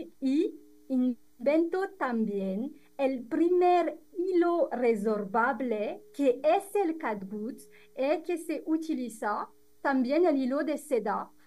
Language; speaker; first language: Spanish; non-native, fluent; French